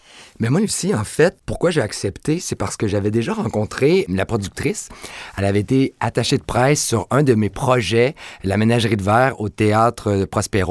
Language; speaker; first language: French; native; French